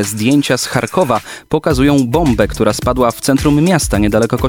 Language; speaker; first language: Polish; native; Polish